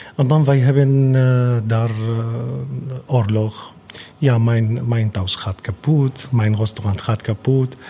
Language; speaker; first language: Dutch; non-native, learner; Arabic